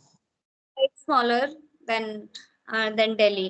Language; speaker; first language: English; non-native, fluent; Hindi